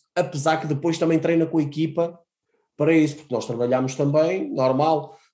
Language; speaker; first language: Portuguese; native; Portuguese